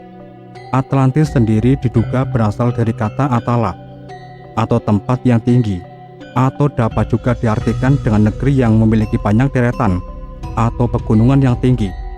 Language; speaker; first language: Indonesian; native; Indonesian